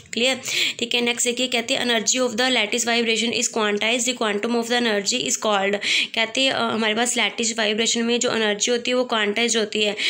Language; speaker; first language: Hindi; non-native, local second language; Punjabi